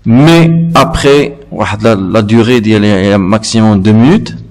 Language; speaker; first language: French; non-native, local second language; Arabic